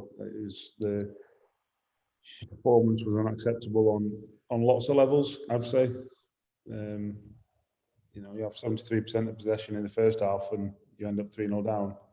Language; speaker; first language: English; native; English